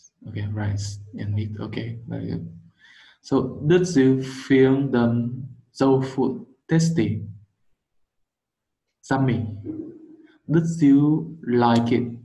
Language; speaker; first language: English; non-native, learner; Vietnamese